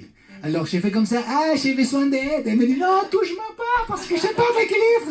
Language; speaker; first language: French; non-native, fluent; Spanish